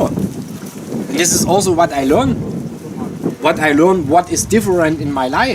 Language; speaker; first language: English; non-native, learner; German